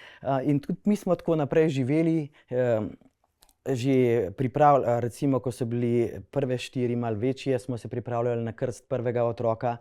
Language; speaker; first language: Slovenian; native; Slovenian